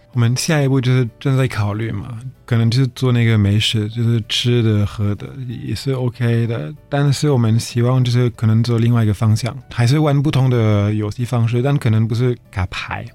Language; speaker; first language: Chinese; non-native, fluent; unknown